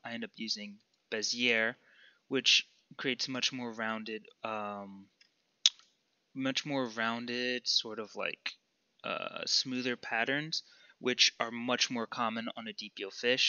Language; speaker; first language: English; native; English